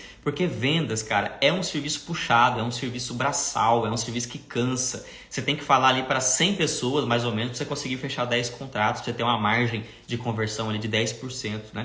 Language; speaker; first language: Portuguese; native; Portuguese